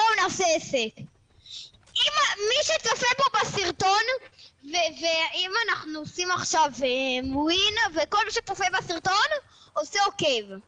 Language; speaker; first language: Hebrew; native; Hebrew